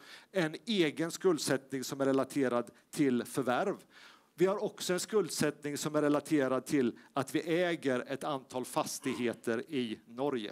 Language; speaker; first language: Swedish; native; Swedish